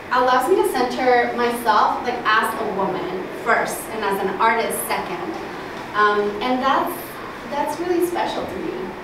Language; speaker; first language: English; early bilingual, other home language; Spanish